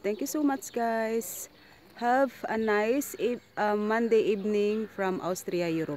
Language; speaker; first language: English; non-native, local second language; Filipino